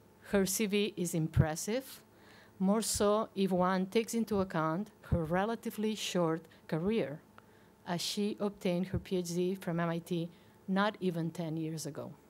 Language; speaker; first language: English; non-native, fluent; Catalan